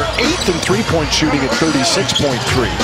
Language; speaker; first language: English; native; English